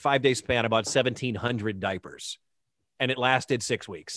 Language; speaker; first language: English; native; English